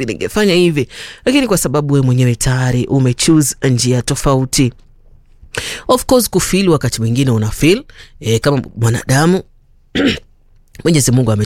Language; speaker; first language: Swahili; native; Swahili